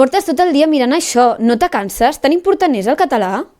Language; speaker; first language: Catalan; native; Catalan